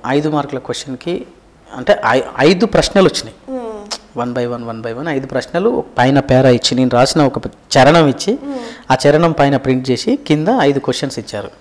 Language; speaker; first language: Telugu; native; Telugu